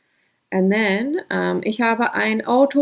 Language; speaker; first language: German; non-native, fluent; English